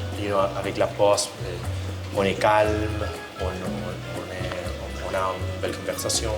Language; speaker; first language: French; non-native, fluent; Spanish